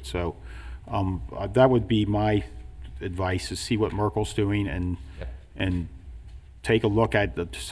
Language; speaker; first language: English; native; English